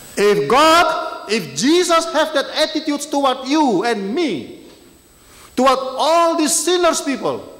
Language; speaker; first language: English; non-native, fluent; Indonesian